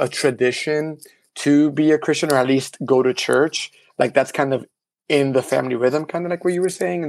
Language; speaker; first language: English; early bilingual, other home language; Spanish